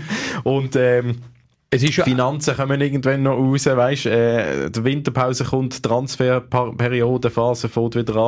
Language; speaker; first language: German; native; German